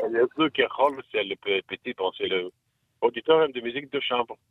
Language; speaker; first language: French; non-native, learner; Russian